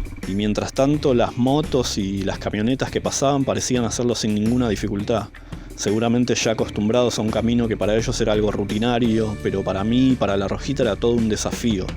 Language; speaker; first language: Spanish; native; Spanish